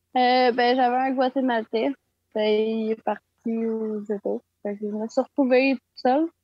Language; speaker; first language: French; native; French